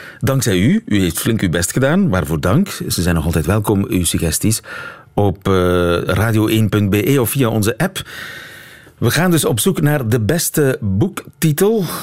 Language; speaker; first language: Dutch; native; Dutch